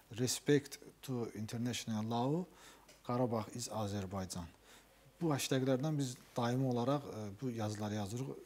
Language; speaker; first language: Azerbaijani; native; Azerbaijani